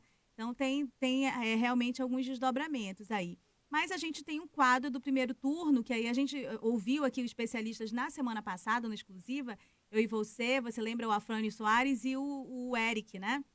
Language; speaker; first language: Portuguese; native; Portuguese